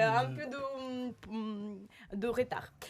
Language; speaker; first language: French; non-native, learner; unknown